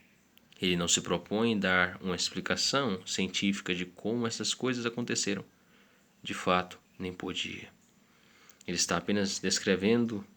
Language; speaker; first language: Portuguese; native; Portuguese